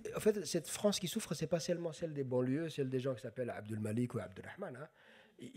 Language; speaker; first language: French; non-native, local second language; Somali